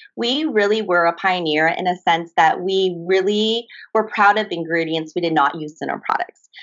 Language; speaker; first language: English; early bilingual, other home language; Japanese